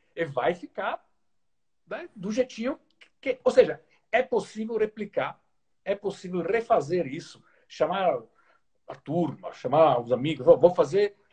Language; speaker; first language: Portuguese; non-native, fluent; Italian